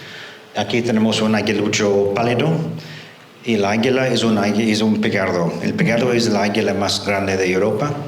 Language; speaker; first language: Spanish; non-native, fluent; English